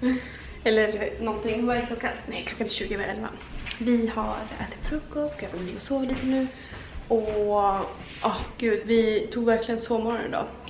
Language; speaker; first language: Swedish; native; Swedish